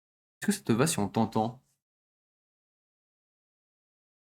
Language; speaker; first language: French; native; French